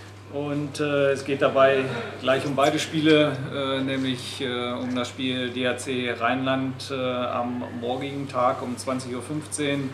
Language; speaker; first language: German; native; German